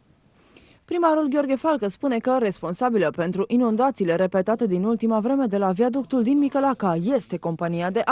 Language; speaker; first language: Romanian; native; Romanian